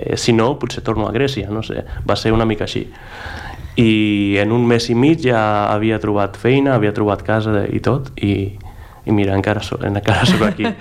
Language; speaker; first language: Catalan; non-native, fluent; Greek